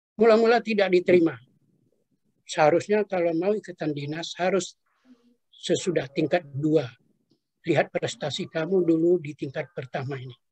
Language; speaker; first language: Indonesian; non-native, local second language; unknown